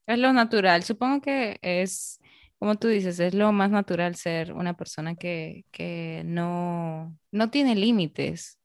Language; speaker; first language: Spanish; native; Spanish